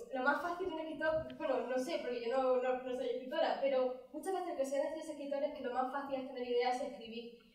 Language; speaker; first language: Spanish; non-native, fluent; Chinese